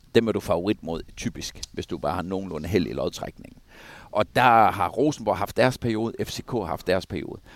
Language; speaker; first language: Danish; native; Danish